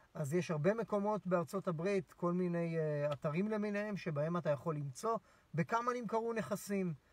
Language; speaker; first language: Hebrew; native; Hebrew